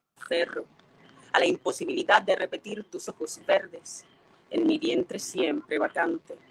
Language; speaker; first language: Spanish; native; Spanish